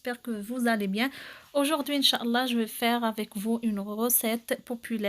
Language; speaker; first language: French; non-native, local second language; Arabic